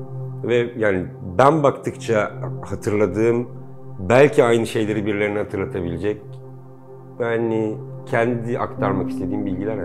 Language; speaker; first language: Turkish; native; Turkish